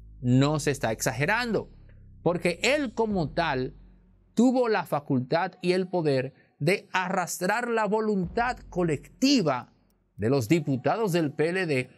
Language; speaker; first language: Spanish; native; Spanish